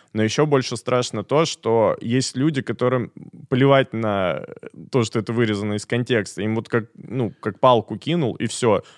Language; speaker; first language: Russian; native; Russian